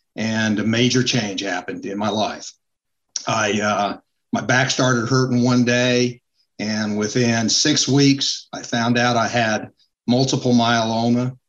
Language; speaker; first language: English; native; English